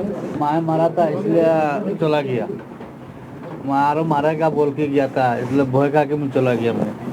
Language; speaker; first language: Hindi; non-native, local second language; Bangla